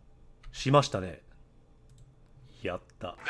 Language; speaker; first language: Japanese; non-native, fluent; English